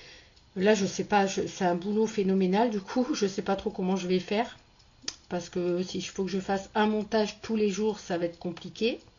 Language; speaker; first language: French; native; French